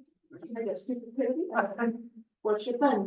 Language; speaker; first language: Chinese; non-native, fluent; English